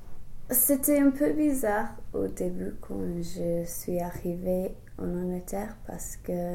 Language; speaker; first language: French; non-native, fluent; English